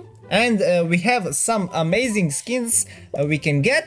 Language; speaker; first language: English; non-native, learner; Bosnian